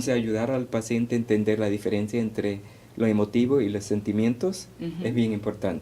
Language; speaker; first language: Spanish; early bilingual, heritage; Spanish